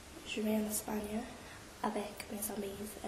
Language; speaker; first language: French; non-native, learner; English